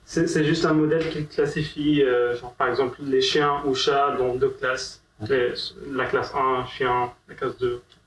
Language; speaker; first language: French; non-native, fluent; Arabic